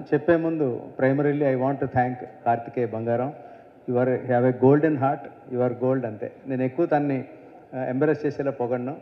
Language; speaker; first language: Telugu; native; Telugu